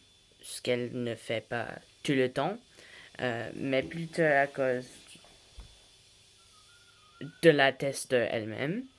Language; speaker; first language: French; non-native, learner; English